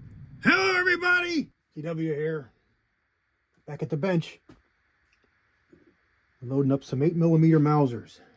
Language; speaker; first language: English; native; English